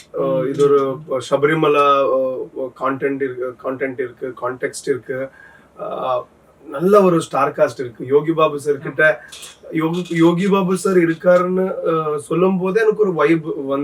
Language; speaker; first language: Tamil; non-native, learner; Tulu